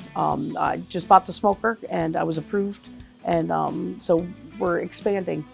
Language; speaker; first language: English; native; English